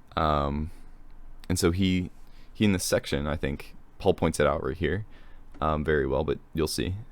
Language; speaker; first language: English; native; English